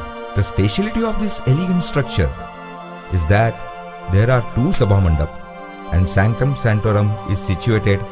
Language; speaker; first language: English; non-native, local second language; Marathi